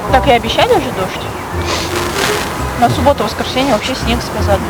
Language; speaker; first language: Russian; non-native, local second language; Kazakh